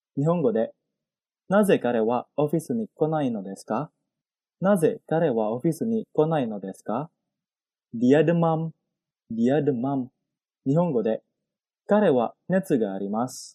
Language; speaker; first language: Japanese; non-native, fluent; Indonesian